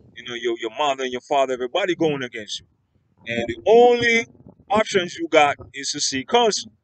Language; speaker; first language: English; native; English